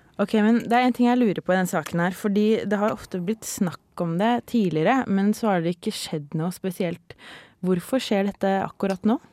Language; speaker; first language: Norwegian; native; Norwegian